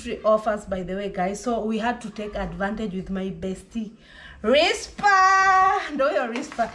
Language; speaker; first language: English; non-native, local second language; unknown